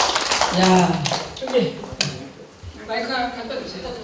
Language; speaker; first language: Korean; native; Korean